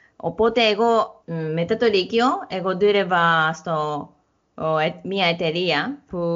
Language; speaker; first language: Greek; non-native, learner; Japanese